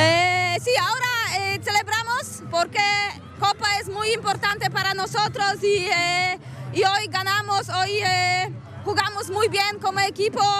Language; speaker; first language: Spanish; non-native, learner; Polish